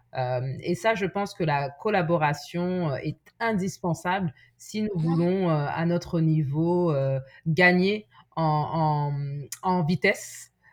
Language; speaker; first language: French; native; French